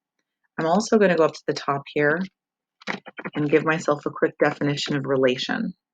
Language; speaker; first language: English; native; English